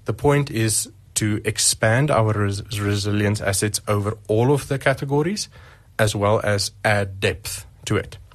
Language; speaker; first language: English; non-native, local second language; Afrikaans